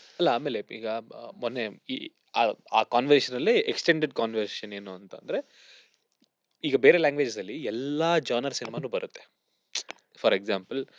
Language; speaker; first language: Kannada; native; Kannada